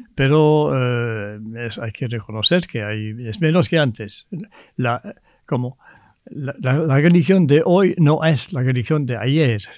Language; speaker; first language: Spanish; non-native, fluent; French